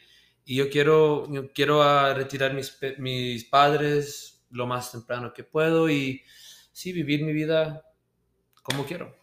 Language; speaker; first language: Spanish; early bilingual, heritage; Spanish